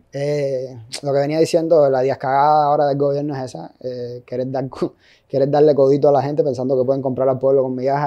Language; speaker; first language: Spanish; native; Spanish